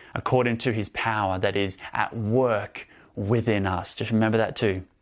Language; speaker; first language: English; native; English